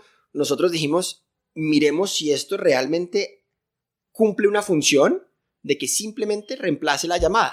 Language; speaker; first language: Spanish; native; Spanish